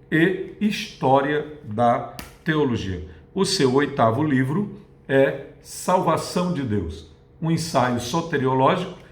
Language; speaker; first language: Portuguese; native; Portuguese